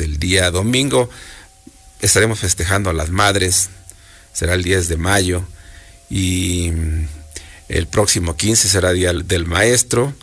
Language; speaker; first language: Spanish; native; Spanish